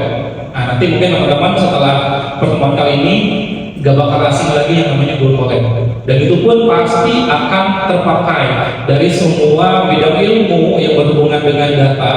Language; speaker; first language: Indonesian; native; Indonesian